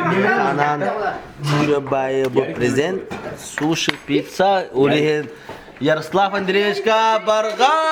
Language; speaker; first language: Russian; non-native, local second language; Yakut